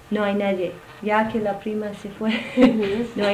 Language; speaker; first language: Spanish; non-native, fluent; English